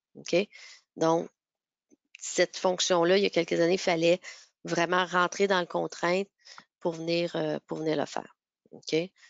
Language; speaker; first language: French; native; French